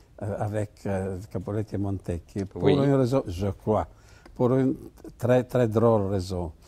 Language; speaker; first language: French; non-native, fluent; Italian